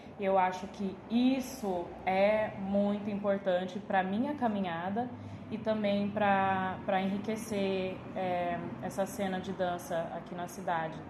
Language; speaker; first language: Portuguese; early bilingual, heritage; Portuguese